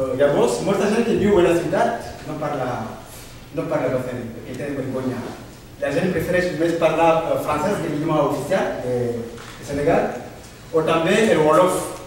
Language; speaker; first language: Catalan; non-native, learner; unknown